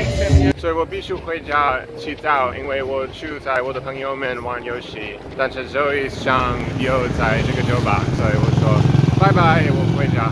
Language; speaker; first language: Chinese; non-native, learner; English